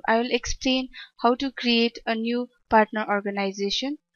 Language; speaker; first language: English; non-native, local second language; Nepali